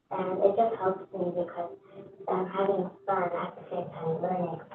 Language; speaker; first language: English; early bilingual, other home language; Turkish